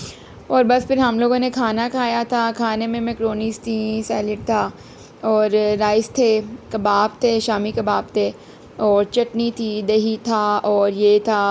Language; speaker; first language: Urdu; native; Urdu